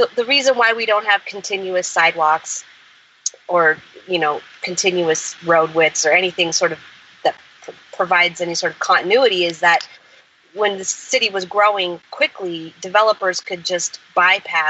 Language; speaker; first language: English; native; English